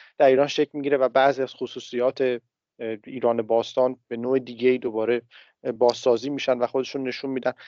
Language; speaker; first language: Persian; native; Persian